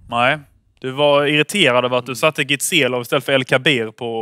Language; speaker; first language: Swedish; native; Swedish